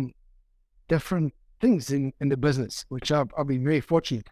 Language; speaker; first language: English; native; English